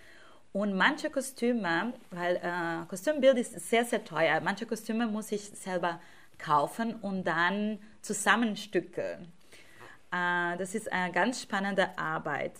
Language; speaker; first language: German; non-native, fluent; Portuguese